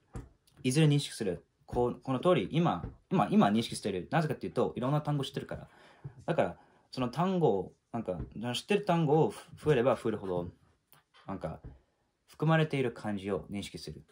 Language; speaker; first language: Japanese; non-native, fluent; English